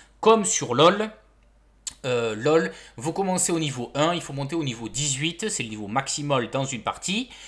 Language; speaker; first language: French; native; French